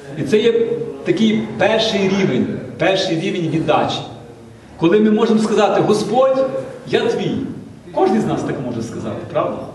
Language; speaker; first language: Ukrainian; non-native, local second language; Russian